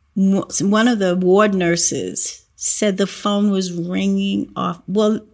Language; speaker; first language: English; native; English